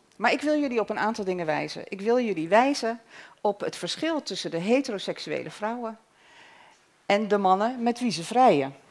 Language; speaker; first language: Dutch; native; Dutch